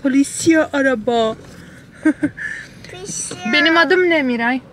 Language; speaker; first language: Turkish; non-native, fluent; Bosnian